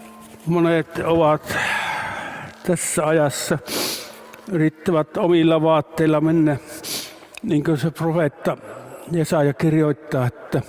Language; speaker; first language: Finnish; native; Finnish